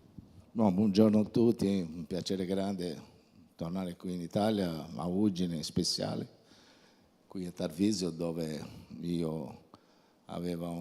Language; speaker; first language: Italian; non-native, fluent; Portuguese